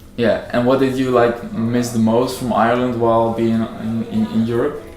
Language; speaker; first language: English; non-native, fluent; Dutch